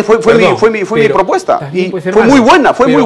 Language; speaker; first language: Spanish; native; Spanish